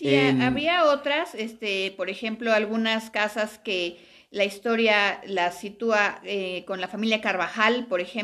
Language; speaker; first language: Spanish; native; Spanish